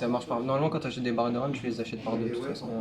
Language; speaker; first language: French; native; French